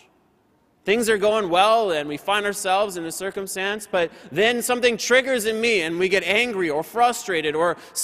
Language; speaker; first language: English; native; English